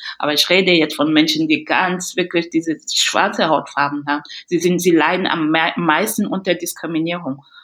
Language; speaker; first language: German; non-native, fluent; French